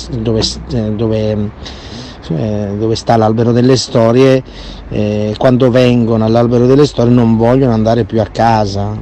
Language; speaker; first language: Italian; native; Italian